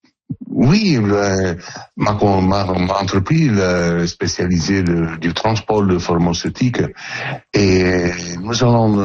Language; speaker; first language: French; non-native, learner; Italian